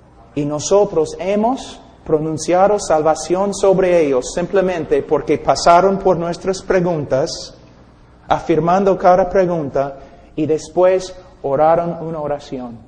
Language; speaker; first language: Spanish; non-native, fluent; English